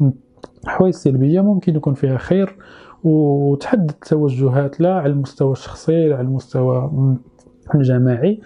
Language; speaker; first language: Arabic; native; Arabic